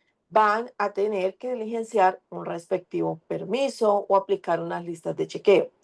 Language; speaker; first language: Spanish; native; Spanish